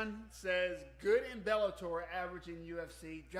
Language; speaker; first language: English; native; English